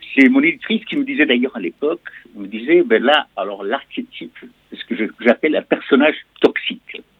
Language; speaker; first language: French; non-native, fluent; German